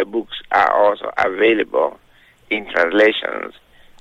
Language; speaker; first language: English; non-native, local second language; Kikuyu